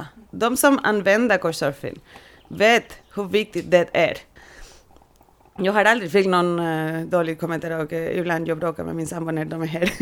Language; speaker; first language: Swedish; non-native, learner; Spanish